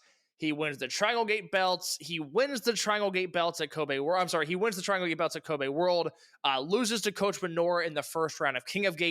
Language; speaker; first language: English; native; English